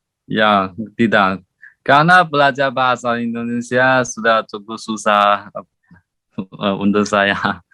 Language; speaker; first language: Indonesian; non-native, learner; Chinese